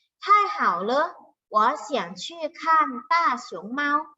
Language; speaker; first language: Chinese; non-native, learner; Thai